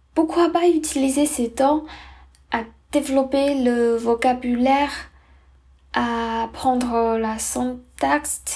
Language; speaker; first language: French; non-native, fluent; Chinese